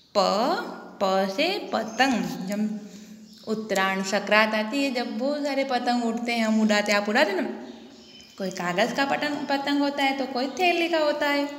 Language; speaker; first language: Hindi; non-native, local second language; Gujarati